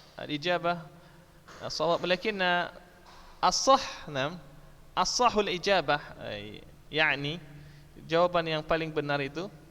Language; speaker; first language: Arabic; non-native, fluent; Indonesian